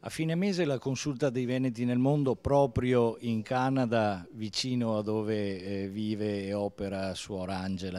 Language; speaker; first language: Italian; native; Italian